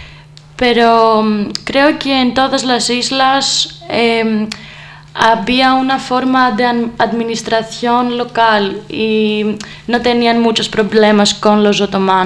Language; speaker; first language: Spanish; non-native, learner; Greek